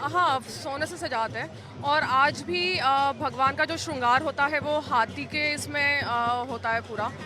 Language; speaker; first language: Hindi; non-native, local second language; Marathi